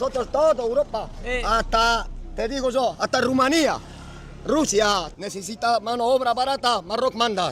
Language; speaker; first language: Spanish; non-native, learner; Arabic